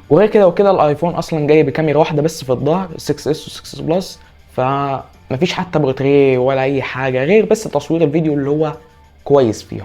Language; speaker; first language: Arabic; native; Arabic